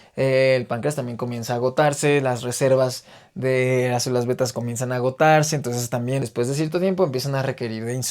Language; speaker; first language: Spanish; native; Spanish